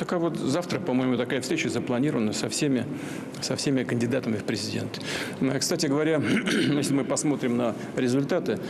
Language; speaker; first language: Russian; native; Russian